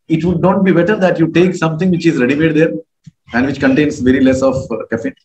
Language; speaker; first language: English; non-native, local second language; Malayalam